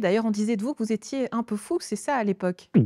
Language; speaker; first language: French; native; French